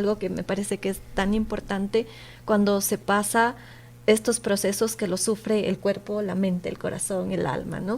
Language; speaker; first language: Spanish; native; Spanish